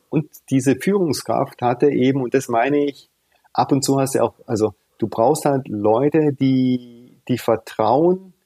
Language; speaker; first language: German; early bilingual, other home language; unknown